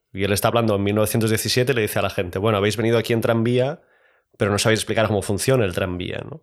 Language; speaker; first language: Spanish; non-native, local second language; Catalan